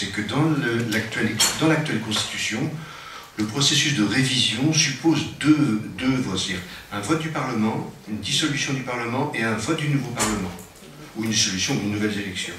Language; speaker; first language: French; native; French